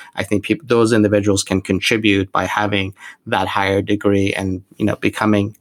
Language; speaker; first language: English; non-native, fluent; Persian